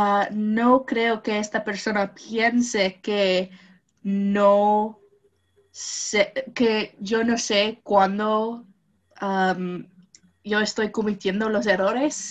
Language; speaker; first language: Spanish; non-native, fluent; English